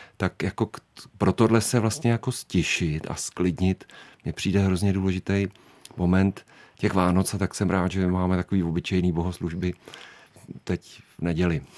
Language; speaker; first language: Czech; native; Czech